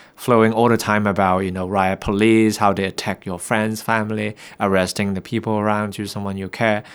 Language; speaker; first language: English; non-native, local second language; Cantonese